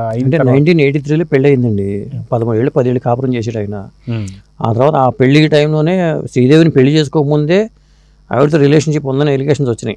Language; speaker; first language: Telugu; native; Telugu